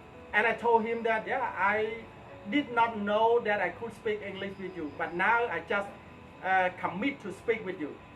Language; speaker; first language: English; non-native, fluent; Khmer